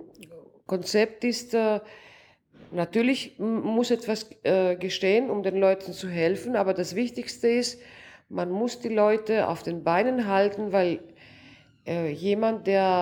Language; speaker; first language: German; non-native, local second language; Greek